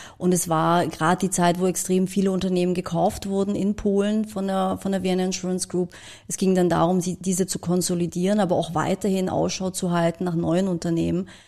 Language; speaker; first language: German; early bilingual, other home language; Polish